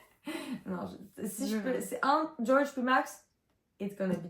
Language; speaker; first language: French; native; French